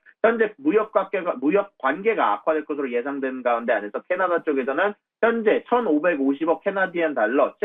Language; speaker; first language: Korean; native; Korean